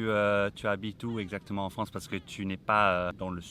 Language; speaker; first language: French; non-native, fluent; English